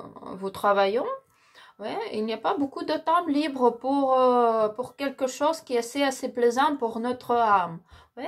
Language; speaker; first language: French; non-native, learner; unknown